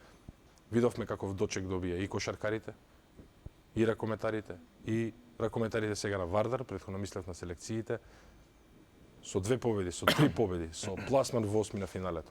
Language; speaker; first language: Macedonian; native; Macedonian